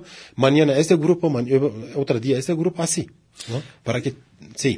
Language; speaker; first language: Spanish; non-native, learner; Kurdish